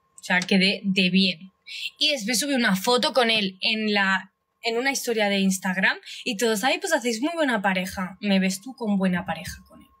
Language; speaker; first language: Spanish; early bilingual, other home language; Russian